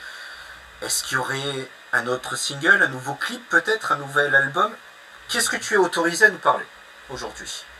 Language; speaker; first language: French; native; French